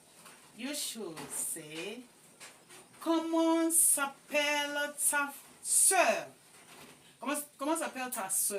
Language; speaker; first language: French; non-native, learner; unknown